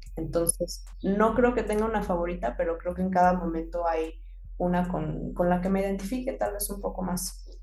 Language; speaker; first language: Spanish; early bilingual, heritage; Spanish